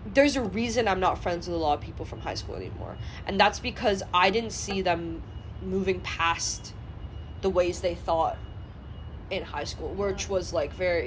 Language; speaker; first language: English; non-native, local second language; Cantonese